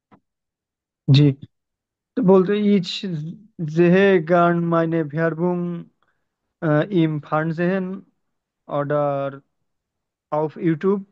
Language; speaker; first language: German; non-native, learner; Bangla